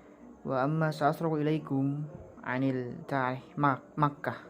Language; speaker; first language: Arabic; non-native, learner; Indonesian